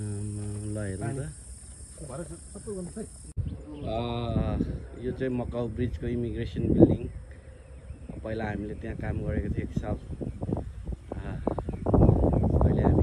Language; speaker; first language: Nepali; native; Nepali